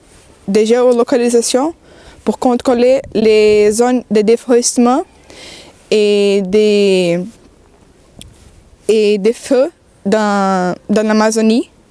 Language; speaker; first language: French; non-native, fluent; Portuguese